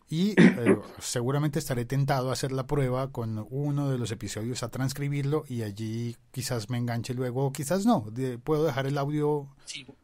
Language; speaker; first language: Spanish; native; Spanish